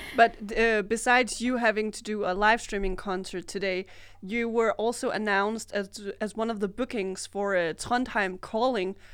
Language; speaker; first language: English; non-native, fluent; Danish